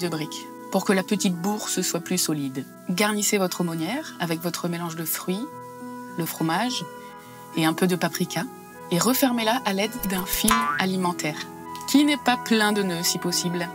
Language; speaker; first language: French; native; French